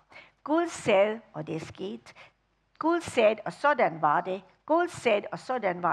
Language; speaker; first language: Danish; non-native, fluent; English